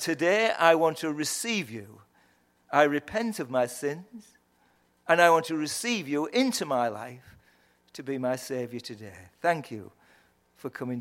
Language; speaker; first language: English; native; English